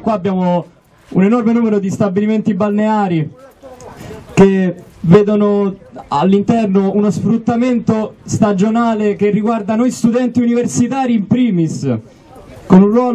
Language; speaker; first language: Italian; native; Italian